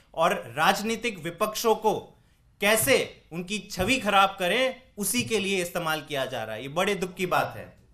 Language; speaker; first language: Hindi; native; Hindi